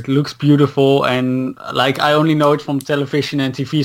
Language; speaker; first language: English; non-native, fluent; Dutch